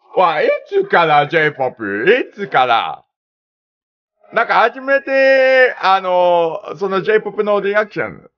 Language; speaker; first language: Japanese; non-native, learner; English